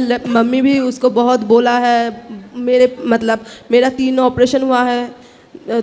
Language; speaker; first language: Hindi; non-native, local second language; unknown